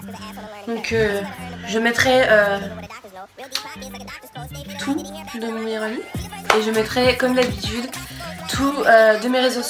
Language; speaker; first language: French; native; French